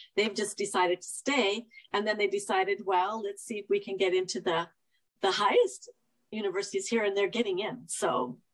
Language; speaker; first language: English; native; English